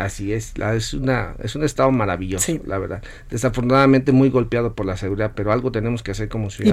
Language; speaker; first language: Spanish; native; Spanish